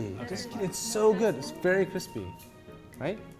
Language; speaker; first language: English; native; English